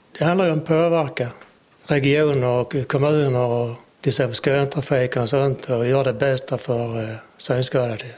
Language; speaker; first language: Swedish; native; Swedish